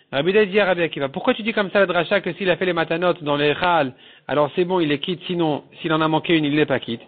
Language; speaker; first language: French; native; French